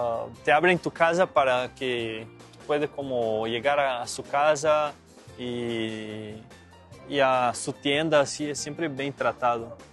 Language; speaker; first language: Spanish; non-native, learner; Portuguese